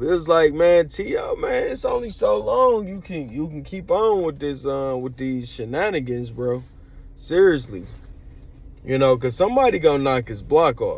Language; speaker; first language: English; native; English